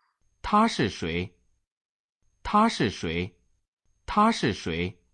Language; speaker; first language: Chinese; non-native, learner; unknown